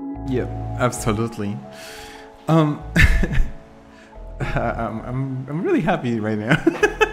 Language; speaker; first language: English; non-native, fluent; Spanish